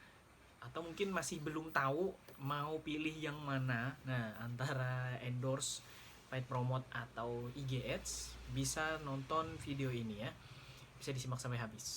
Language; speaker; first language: Indonesian; native; Indonesian